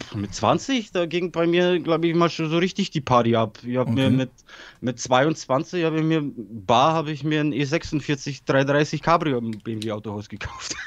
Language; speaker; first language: German; early bilingual, other home language; Polish